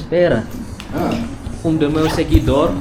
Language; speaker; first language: Portuguese; non-native, learner; Indonesian